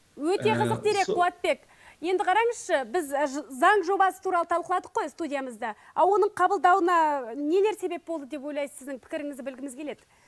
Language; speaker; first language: Kazakh; native; Kazakh